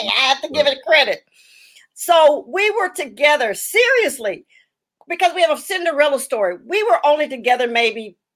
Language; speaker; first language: English; native; English